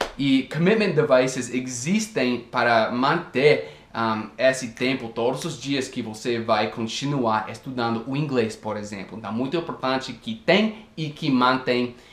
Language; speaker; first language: Portuguese; non-native, fluent; English